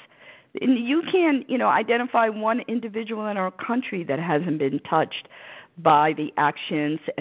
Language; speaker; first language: English; early bilingual, other home language; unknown